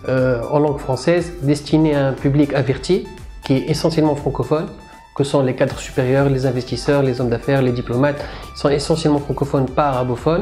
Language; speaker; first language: French; non-native, local second language; Arabic